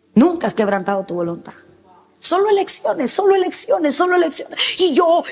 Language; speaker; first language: Spanish; native; Spanish